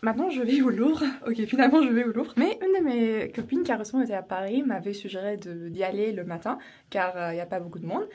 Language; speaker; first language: French; non-native, fluent; Turkish